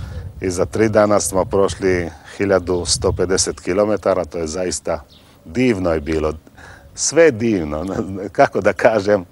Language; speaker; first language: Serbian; non-native, local second language; Slovak